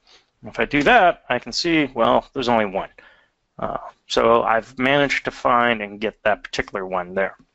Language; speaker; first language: English; native; English